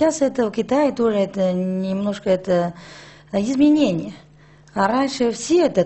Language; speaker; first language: Russian; non-native, learner; Chinese